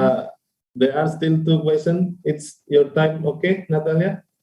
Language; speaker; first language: English; non-native, fluent; Indonesian